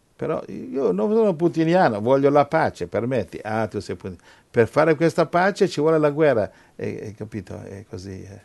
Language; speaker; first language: Italian; non-native, fluent; English